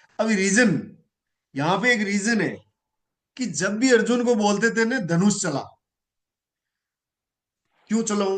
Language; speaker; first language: Hindi; native; Hindi